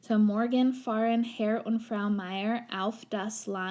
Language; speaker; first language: German; non-native, fluent; English